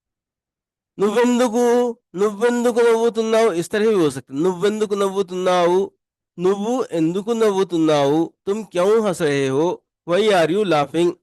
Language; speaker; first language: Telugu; non-native, local second language; Urdu